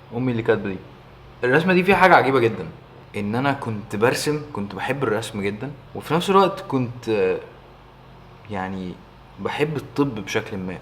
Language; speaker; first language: Egyptian Arabic; early bilingual, heritage; Arabic